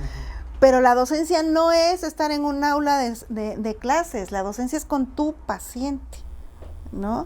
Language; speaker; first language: Spanish; native; Spanish